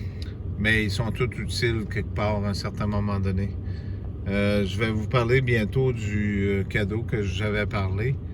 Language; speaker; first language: French; native; French